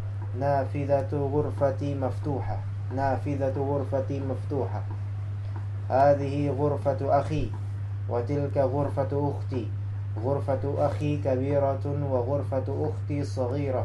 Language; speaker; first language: Arabic; non-native, fluent; Indonesian